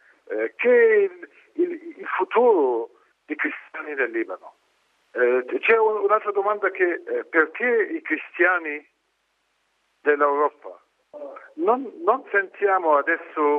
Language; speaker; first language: Italian; non-native, learner; Arabic